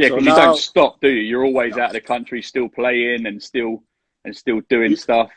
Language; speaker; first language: English; native; English